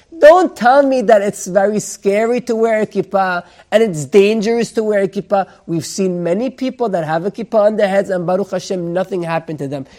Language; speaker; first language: English; native; English